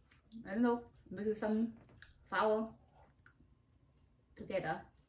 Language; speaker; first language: English; non-native, learner; Chinese